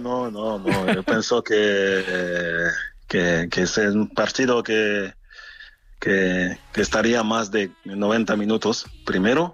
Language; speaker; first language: Spanish; non-native, fluent; French